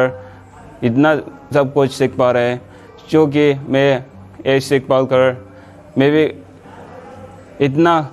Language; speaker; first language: Hindi; non-native, local second language; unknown